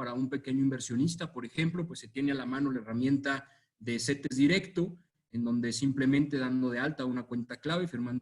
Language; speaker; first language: Spanish; native; Spanish